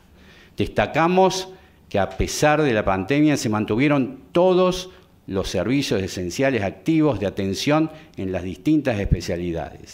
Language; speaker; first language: Spanish; native; Spanish